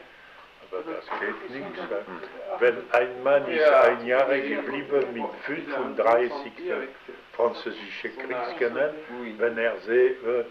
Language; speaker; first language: German; non-native, learner; French